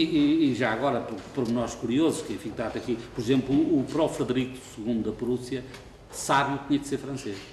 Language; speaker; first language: Portuguese; native; Portuguese